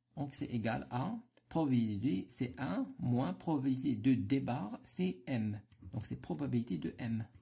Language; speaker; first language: French; non-native, local second language; Arabic